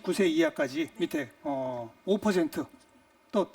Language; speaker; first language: Korean; native; Korean